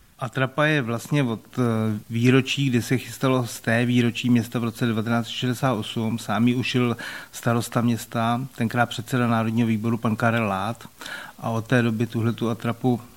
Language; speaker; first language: Czech; native; Czech